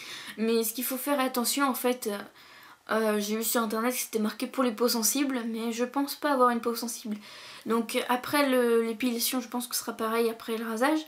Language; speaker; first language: French; native; French